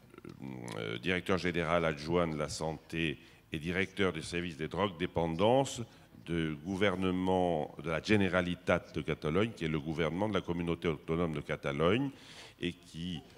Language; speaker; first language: French; native; French